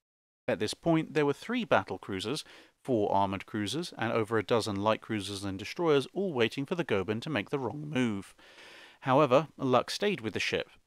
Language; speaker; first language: English; native; English